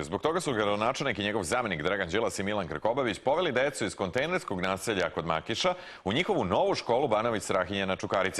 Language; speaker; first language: Serbian; native; Serbian